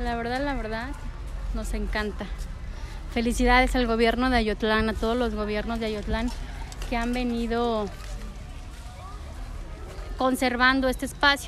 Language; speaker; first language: Spanish; native; Spanish